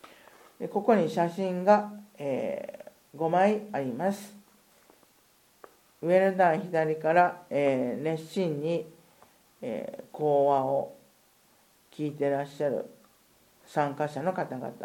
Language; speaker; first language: Japanese; native; Japanese